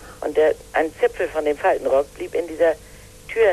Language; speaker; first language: German; native; German